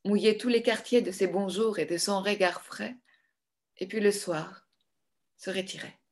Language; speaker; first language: French; non-native, fluent; Greek